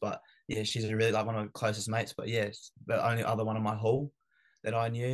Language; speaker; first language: English; native; English